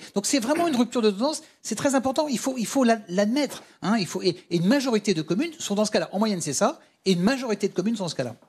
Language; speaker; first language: French; native; French